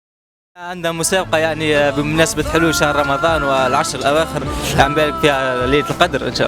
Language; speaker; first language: Arabic; native; Arabic